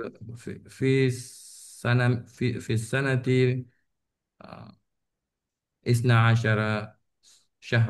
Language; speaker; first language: Arabic; non-native, learner; Indonesian